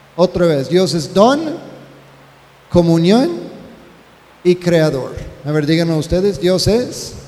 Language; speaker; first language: Spanish; non-native, fluent; English